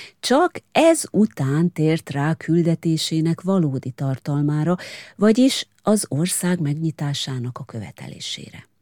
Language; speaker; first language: Hungarian; native; Hungarian